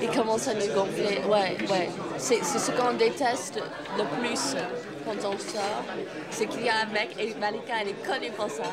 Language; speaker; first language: French; non-native, fluent; Spanish